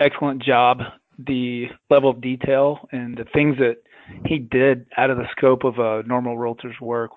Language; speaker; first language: English; native; English